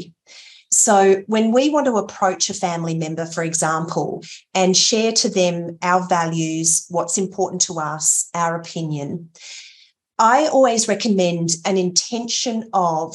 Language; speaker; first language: English; native; English